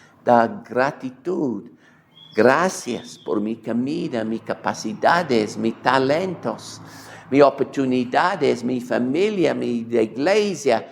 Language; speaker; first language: Spanish; non-native, fluent; English